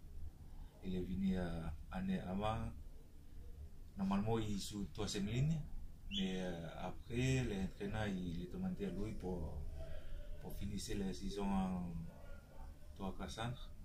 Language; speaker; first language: French; non-native, learner; Tongan